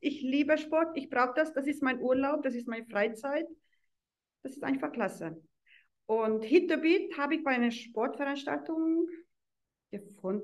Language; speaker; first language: German; non-native, fluent; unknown